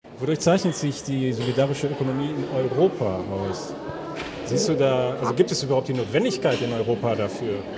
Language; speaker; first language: German; native; German